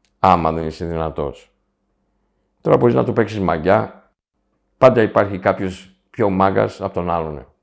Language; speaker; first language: Greek; early bilingual, heritage; Greek